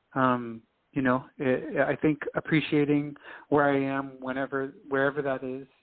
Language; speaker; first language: English; native; English